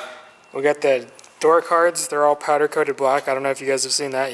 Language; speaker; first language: English; native; English